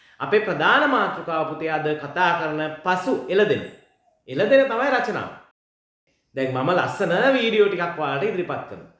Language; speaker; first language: Sinhala; native; Sinhala